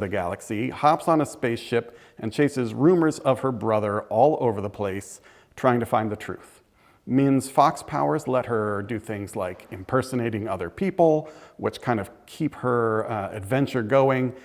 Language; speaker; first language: English; native; English